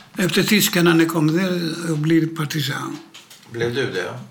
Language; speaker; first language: Swedish; non-native, learner; Greek